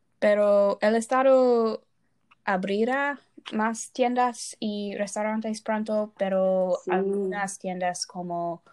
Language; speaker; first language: Spanish; non-native, learner; English